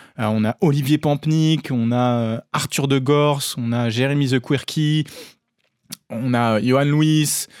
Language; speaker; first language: French; native; French